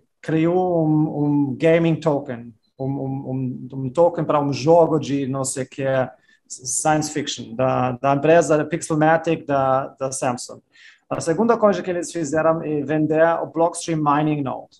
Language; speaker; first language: Portuguese; non-native, fluent; German